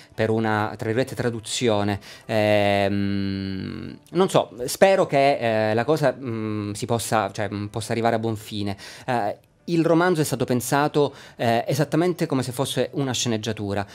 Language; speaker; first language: Italian; native; Italian